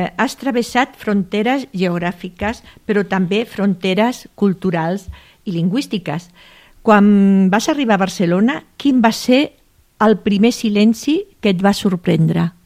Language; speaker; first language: Catalan; native; Catalan